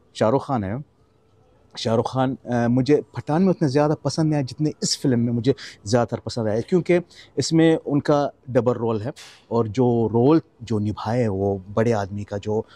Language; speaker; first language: Hindi; non-native, fluent; Arabic